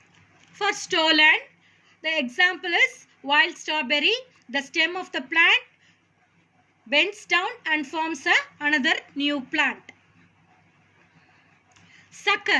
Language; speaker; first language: English; non-native, local second language; Tamil